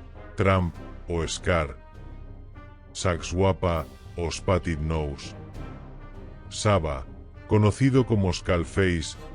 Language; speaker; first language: Spanish; native; Spanish